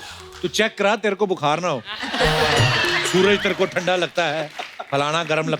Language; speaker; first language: Hindi; native; Hindi